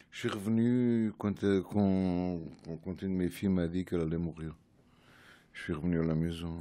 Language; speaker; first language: French; non-native, fluent; Portuguese